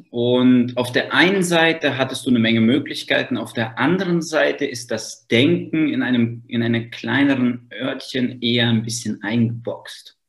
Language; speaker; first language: German; native; German